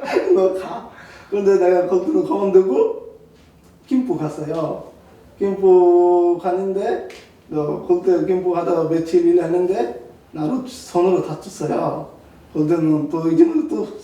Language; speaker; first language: Korean; non-native, learner; Bangla